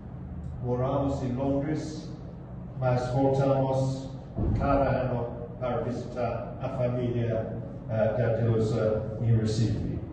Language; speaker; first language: Portuguese; non-native, fluent; English